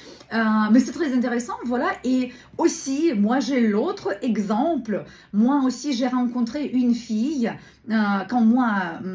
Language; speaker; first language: French; non-native, learner; Russian